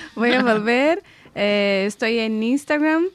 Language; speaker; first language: Spanish; non-native, fluent; Portuguese